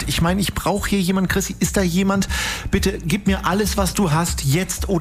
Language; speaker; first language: German; native; German